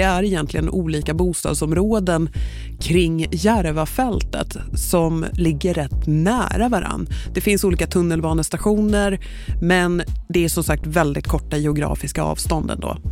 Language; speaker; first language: Swedish; native; Swedish